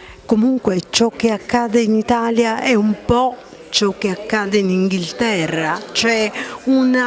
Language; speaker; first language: Italian; native; Italian